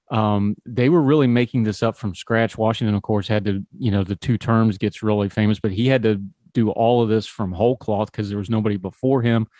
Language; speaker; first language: English; native; English